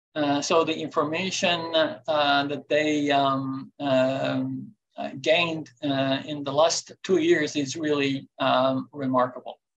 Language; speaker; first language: English; non-native, fluent; Turkish